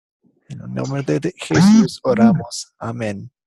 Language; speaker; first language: Spanish; non-native, fluent; English